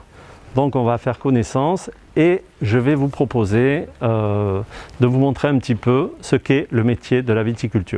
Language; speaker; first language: French; native; French